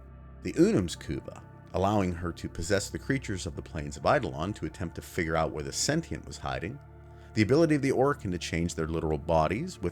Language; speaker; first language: English; native; English